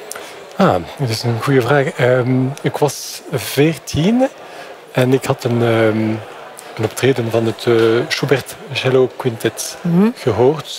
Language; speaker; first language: Dutch; non-native, fluent; French